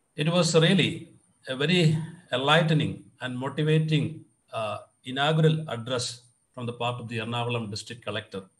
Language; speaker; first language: English; non-native, local second language; Malayalam